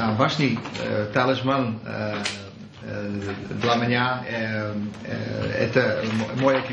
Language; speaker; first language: Russian; non-native, learner; Dutch